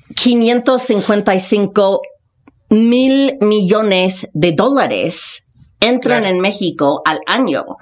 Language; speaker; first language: Spanish; non-native, fluent; English